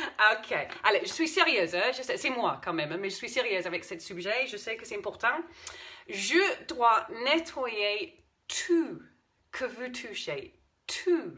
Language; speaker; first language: French; non-native, fluent; English